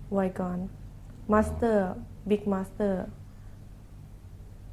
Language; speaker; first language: English; non-native, learner; Thai